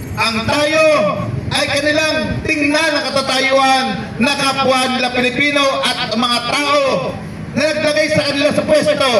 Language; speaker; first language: Filipino; native; Filipino